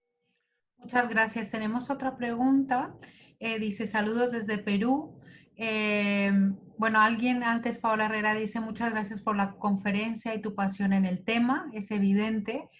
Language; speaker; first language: Spanish; native; Spanish